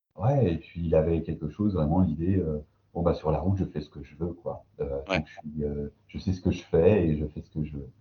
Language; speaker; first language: French; native; French